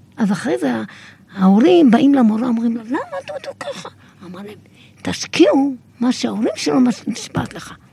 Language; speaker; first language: Hebrew; early bilingual, other home language; Arabic